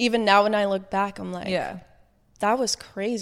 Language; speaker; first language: English; non-native, fluent; Dutch